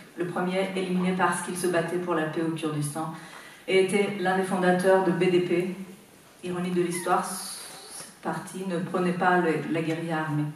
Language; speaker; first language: French; non-native, fluent; Persian